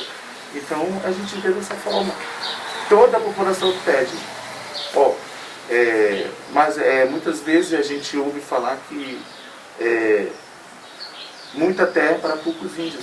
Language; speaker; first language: Portuguese; non-native, local second language; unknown